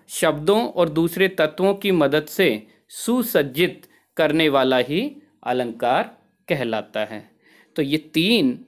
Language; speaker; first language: Hindi; native; Hindi